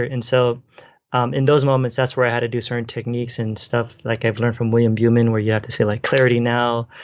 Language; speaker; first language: English; native; English